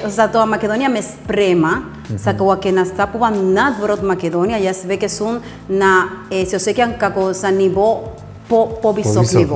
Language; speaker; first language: Macedonian; non-native, fluent; Spanish